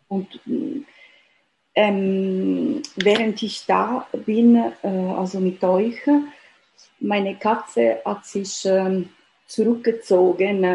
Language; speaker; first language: German; non-native, fluent; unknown